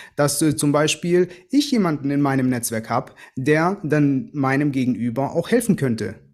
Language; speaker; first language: German; early bilingual, other home language; Greek